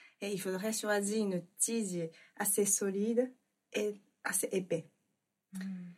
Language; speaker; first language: French; non-native, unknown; Japanese